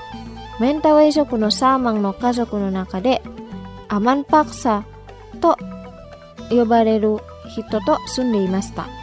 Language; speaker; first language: Japanese; non-native, fluent; Indonesian